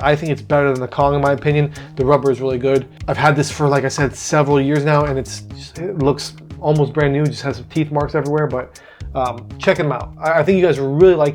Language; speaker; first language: English; native; English